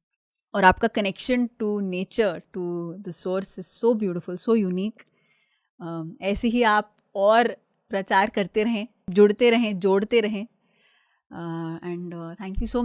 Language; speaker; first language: Hindi; native; Hindi